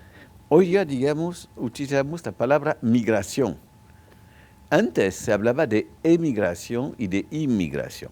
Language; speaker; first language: Spanish; non-native, local second language; French